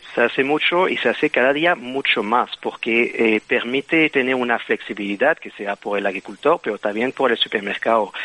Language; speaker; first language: Spanish; non-native, fluent; French